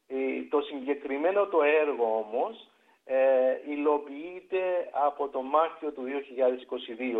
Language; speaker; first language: Greek; native; Greek